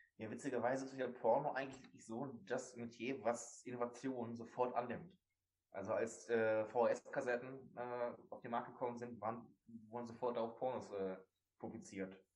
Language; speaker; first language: German; native; German